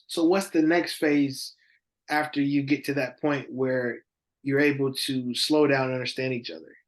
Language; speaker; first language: English; native; English